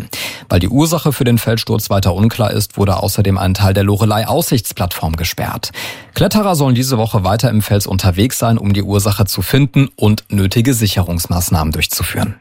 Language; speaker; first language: German; native; German